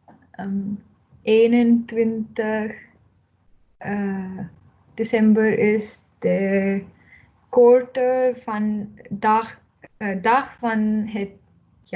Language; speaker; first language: Dutch; non-native, learner; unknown